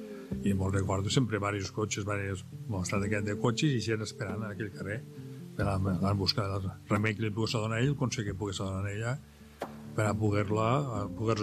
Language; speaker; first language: Catalan; native; Catalan